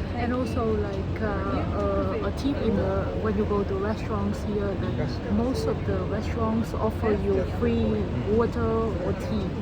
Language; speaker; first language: English; non-native, fluent; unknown